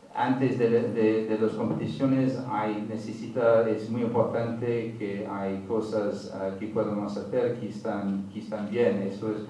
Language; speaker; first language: Spanish; non-native, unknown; English